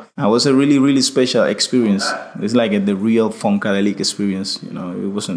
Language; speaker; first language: English; non-native, fluent; Spanish